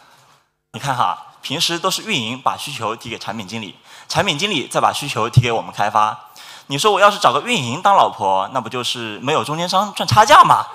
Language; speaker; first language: Chinese; native; Chinese